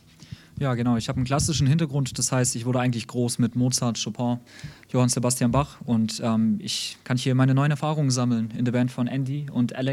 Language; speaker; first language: German; early bilingual, other home language; Russian